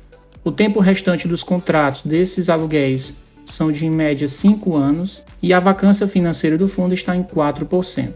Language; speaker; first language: Portuguese; native; Portuguese